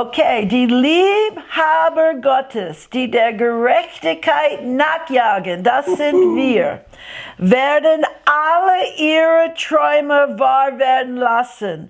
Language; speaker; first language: German; non-native, fluent; English